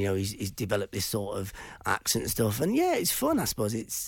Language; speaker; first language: English; non-native, local second language; Persian